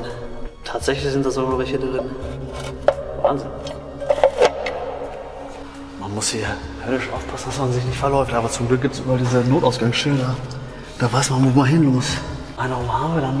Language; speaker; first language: German; native; German